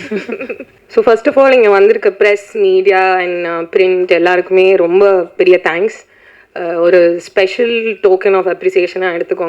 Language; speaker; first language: Tamil; native; Tamil